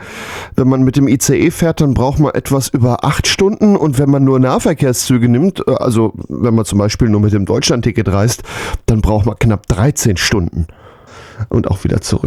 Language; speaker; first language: German; native; German